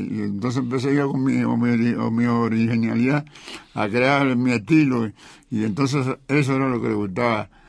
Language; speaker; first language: Spanish; native; Spanish